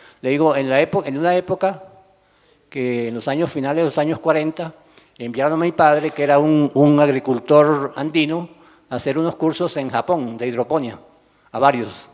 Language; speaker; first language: Spanish; native; Spanish